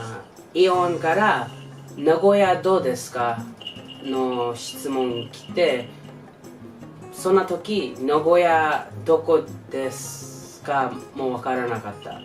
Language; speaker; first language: Japanese; non-native, learner; English